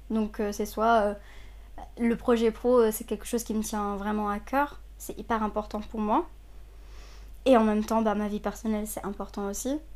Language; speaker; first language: French; non-native, fluent; Arabic